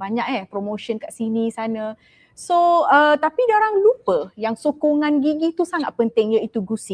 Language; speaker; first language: Malay; native; Malay